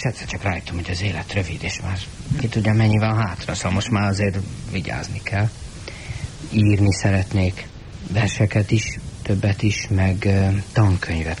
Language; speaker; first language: Hungarian; native; Hungarian